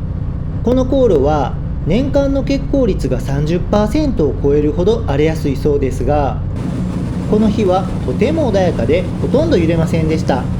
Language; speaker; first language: Japanese; native; Japanese